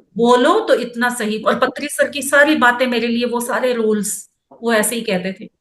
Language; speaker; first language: Hindi; non-native, local second language; Kannada